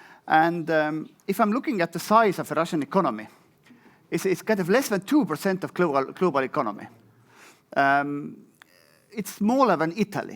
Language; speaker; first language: English; non-native, fluent; Estonian